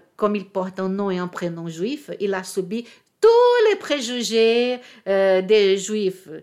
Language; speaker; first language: French; non-native, fluent; Portuguese